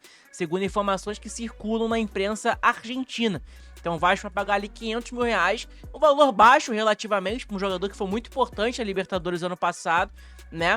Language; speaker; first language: Portuguese; native; Portuguese